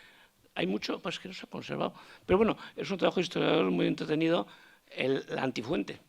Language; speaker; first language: Spanish; native; Spanish